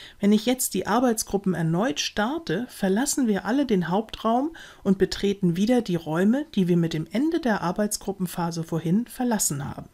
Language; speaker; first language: German; native; German